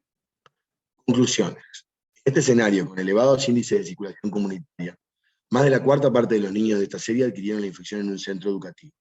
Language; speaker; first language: Spanish; native; Spanish